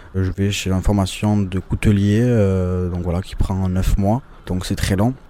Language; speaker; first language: French; native; French